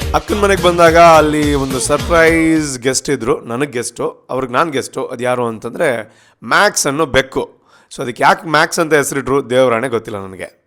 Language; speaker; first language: Kannada; non-native, local second language; Tulu